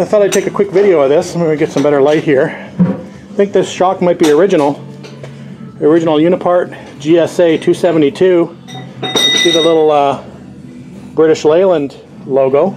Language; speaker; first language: English; native; English